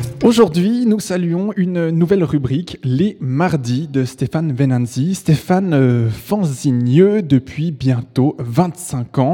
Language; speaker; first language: French; native; French